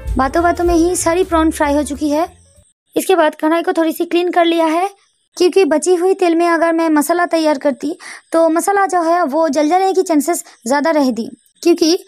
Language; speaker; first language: Hindi; non-native, local second language; Bangla